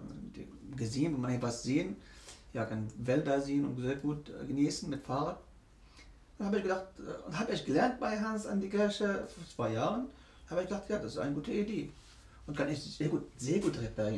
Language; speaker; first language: German; non-native, learner; Arabic